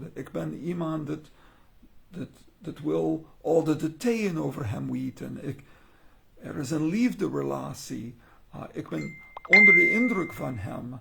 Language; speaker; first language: Dutch; non-native, learner; English